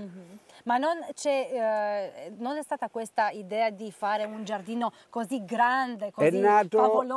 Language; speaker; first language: Italian; non-native, learner; Romanian